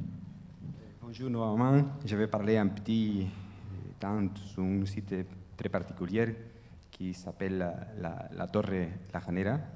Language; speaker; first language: French; non-native, fluent; Spanish